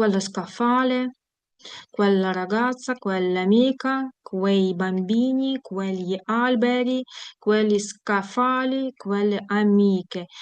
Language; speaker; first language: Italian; non-native, fluent; Ukrainian